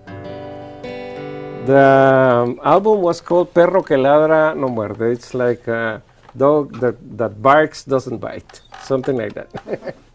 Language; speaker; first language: English; non-native, fluent; Spanish